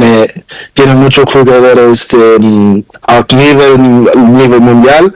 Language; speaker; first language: Spanish; non-native, learner; Portuguese